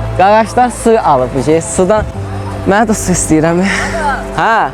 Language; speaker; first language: Azerbaijani; native; Azerbaijani